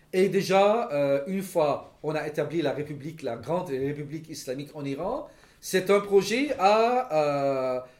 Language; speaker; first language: French; non-native, local second language; Arabic